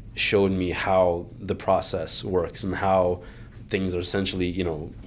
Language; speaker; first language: English; early bilingual, other home language; Arabic